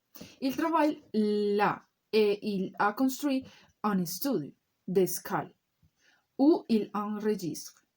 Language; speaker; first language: French; non-native, learner; Spanish